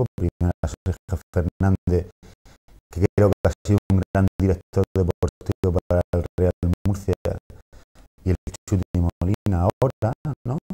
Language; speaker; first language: Spanish; native; Spanish